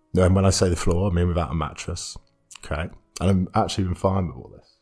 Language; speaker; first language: English; native; English